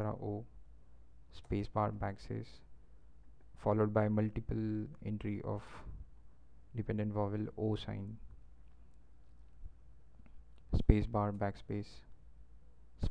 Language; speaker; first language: English; non-native, local second language; Marathi